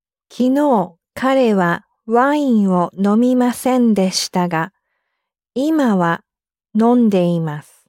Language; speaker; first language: Japanese; non-native, learner; English